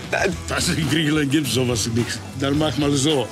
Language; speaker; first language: German; non-native, learner; Greek